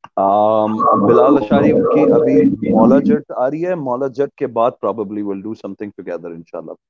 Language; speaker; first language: Urdu; native; Urdu